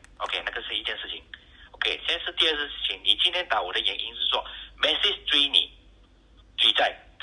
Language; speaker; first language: Chinese; native; Chinese